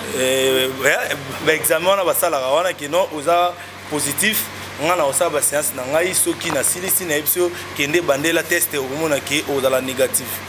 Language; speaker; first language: Lingala; non-native, local second language; Kongo